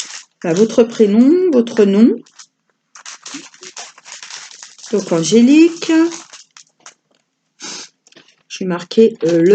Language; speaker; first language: French; native; French